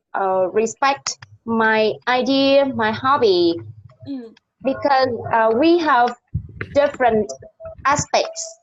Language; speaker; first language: English; non-native, learner; Vietnamese